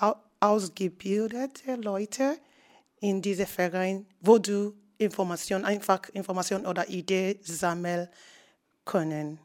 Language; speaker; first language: German; non-native, fluent; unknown